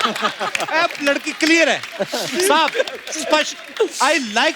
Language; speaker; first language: Hindi; native; Hindi